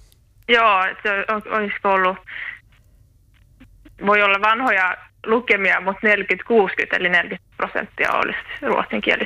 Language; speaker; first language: Finnish; native; Finnish